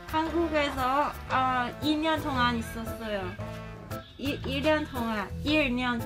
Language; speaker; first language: Korean; non-native, learner; Cantonese